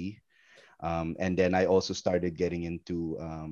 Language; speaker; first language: English; non-native, local second language; Filipino